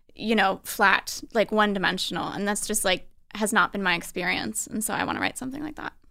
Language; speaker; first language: English; native; English